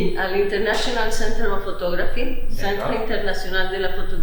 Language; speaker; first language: French; non-native, fluent; Spanish